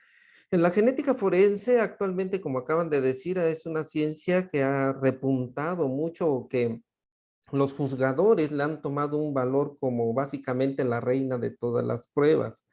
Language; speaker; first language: Spanish; native; Spanish